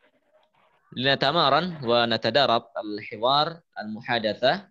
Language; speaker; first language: Arabic; non-native, fluent; Indonesian